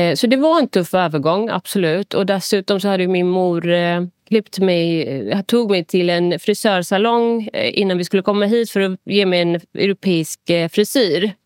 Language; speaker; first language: Swedish; early bilingual, other home language; Persian